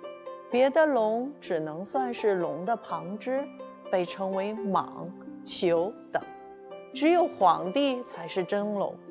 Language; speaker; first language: Chinese; native; Chinese